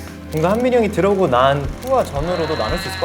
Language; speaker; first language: Korean; native; Korean